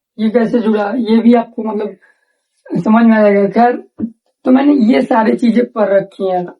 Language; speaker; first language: Urdu; native; Urdu